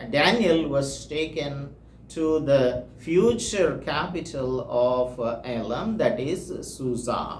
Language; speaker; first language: English; non-native, local second language; Telugu